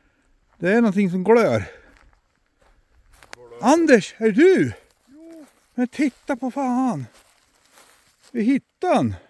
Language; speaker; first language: Swedish; native; Swedish